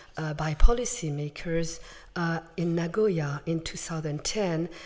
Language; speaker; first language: English; non-native, fluent; French